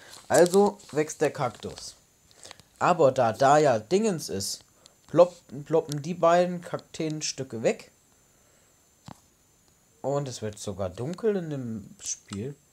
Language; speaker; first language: German; native; German